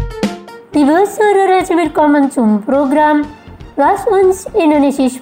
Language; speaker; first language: German; non-native, fluent; Indonesian